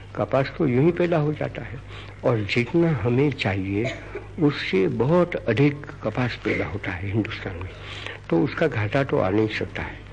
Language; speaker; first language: Hindi; non-native, local second language; Gujarati